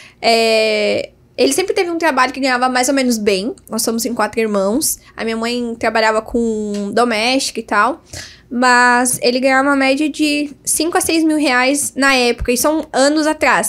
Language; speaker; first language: Portuguese; native; Portuguese